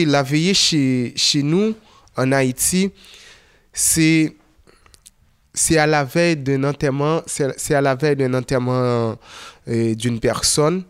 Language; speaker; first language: French; non-native, local second language; Haitian Creole